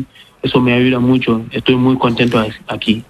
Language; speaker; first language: Spanish; non-native, learner; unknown